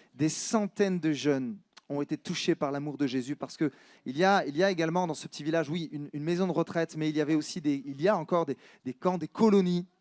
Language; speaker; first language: French; native; French